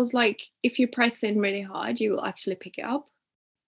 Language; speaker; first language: English; non-native, local second language; Ganda